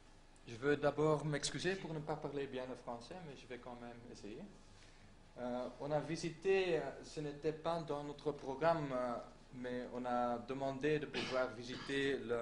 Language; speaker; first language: French; non-native, local second language; Dutch